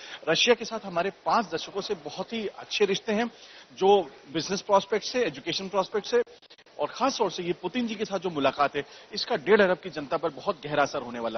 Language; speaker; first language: Hindi; native; Hindi